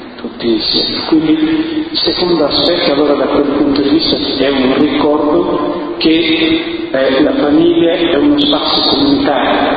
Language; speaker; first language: Italian; non-native, fluent; Upper Guinea Crioulo